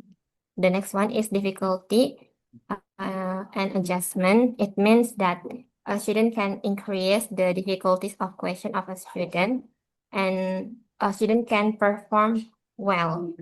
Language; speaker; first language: English; non-native, learner; Indonesian